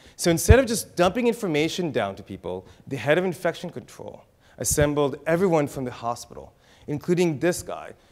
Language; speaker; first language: English; native; English